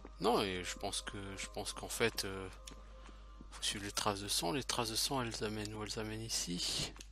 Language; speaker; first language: French; native; French